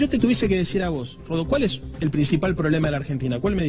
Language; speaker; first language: Spanish; native; Spanish